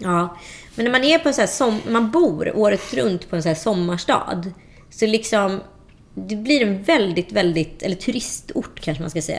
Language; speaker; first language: Swedish; native; Swedish